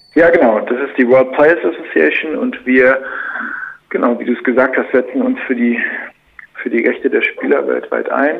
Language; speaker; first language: German; native; German